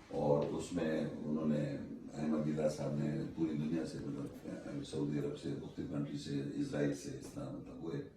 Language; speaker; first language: Urdu; native; Urdu